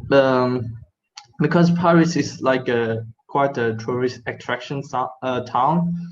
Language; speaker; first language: English; non-native, fluent; Thai